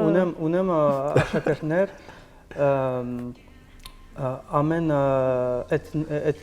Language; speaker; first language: Armenian; non-native, learner; French